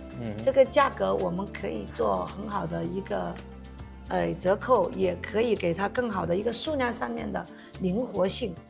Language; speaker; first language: Chinese; native; Chinese